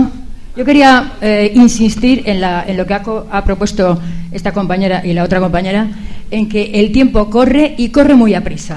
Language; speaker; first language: Spanish; native; Spanish